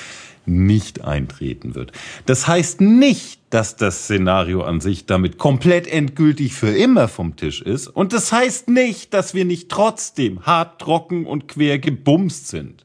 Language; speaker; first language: German; native; German